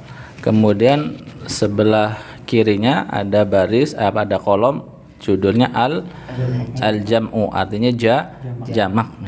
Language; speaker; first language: Indonesian; native; Indonesian